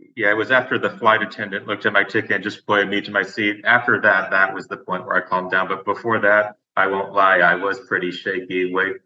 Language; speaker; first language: English; native; English